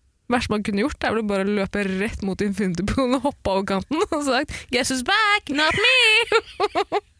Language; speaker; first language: Norwegian; early bilingual, other home language; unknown